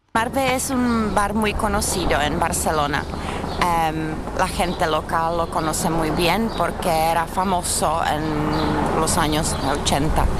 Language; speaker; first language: Spanish; non-native, fluent; Czech